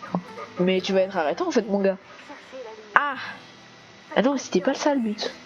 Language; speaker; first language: French; native; French